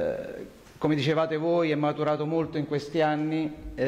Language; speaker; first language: Italian; native; Italian